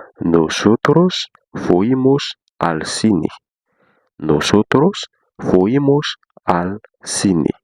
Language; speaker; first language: Spanish; non-native, fluent; Haitian Creole